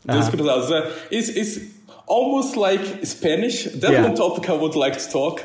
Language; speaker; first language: English; non-native, fluent; Portuguese